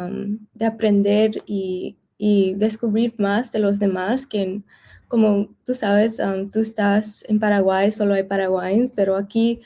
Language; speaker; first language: Spanish; early bilingual, heritage; Spanish